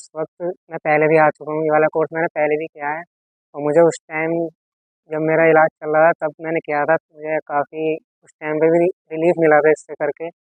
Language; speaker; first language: Hindi; native; Hindi